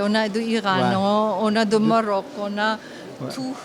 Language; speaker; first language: French; non-native, fluent; Japanese